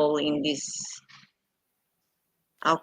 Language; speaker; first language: English; non-native, fluent; Portuguese